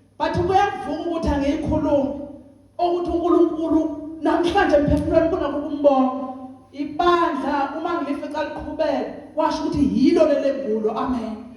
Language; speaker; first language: Zulu; native; Zulu